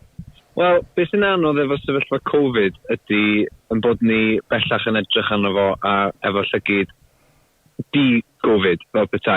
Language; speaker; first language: Welsh; native; Welsh